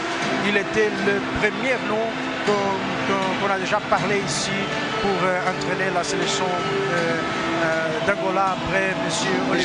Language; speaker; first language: French; non-native, fluent; Portuguese